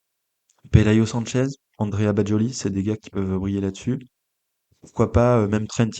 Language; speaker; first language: French; native; French